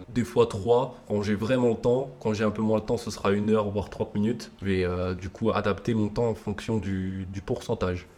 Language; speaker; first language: French; native; French